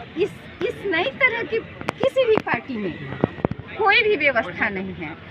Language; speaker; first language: Hindi; native; Hindi